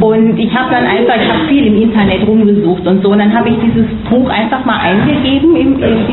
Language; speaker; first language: German; non-native, fluent; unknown